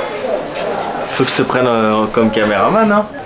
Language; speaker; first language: French; native; French